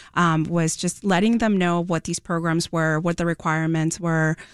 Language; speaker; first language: English; non-native, fluent; Spanish